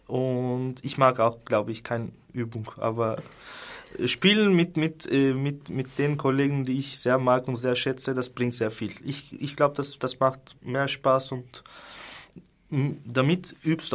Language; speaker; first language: German; non-native, fluent; Turkish